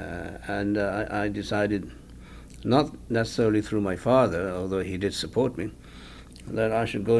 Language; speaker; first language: English; native; English